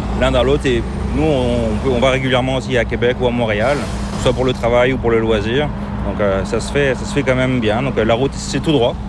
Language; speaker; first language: French; native; French